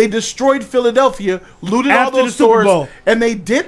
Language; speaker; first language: English; native; English